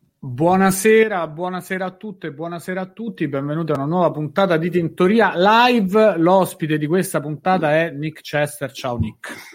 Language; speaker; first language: Italian; native; Italian